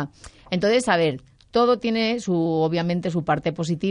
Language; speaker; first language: Spanish; native; Spanish